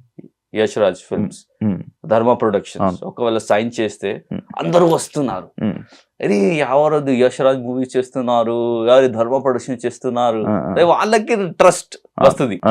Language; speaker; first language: Telugu; non-native, learner; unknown